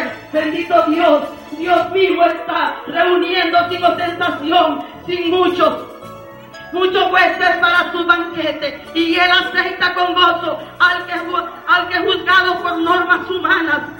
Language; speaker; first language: Spanish; native; Spanish